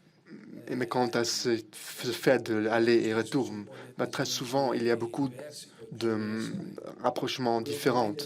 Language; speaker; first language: French; non-native, fluent; Italian